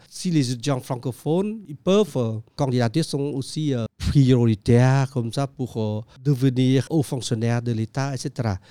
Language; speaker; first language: French; non-native, fluent; Khmer